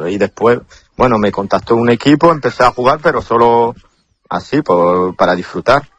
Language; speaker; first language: Spanish; early bilingual, heritage; Spanish